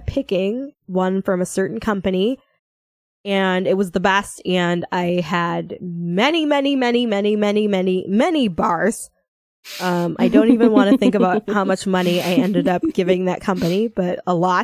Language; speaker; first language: English; native; English